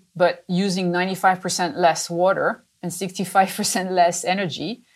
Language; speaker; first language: English; non-native, fluent; French